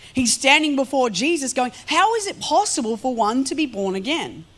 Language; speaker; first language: English; native; English